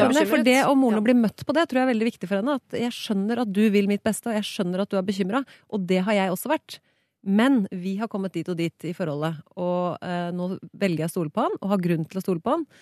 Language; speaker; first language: Norwegian; native; Norwegian